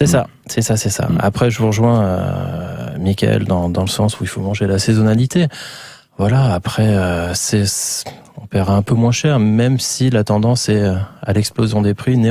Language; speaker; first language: French; native; French